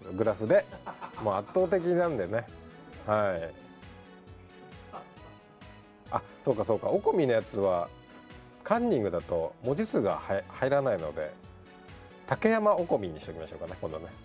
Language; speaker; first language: Japanese; native; Japanese